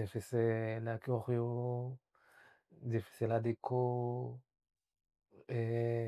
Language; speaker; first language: French; non-native, fluent; Spanish